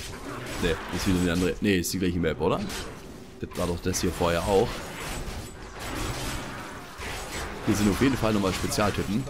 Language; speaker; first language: German; native; German